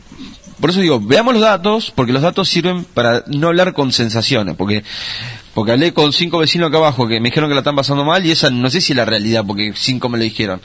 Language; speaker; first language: Spanish; native; Spanish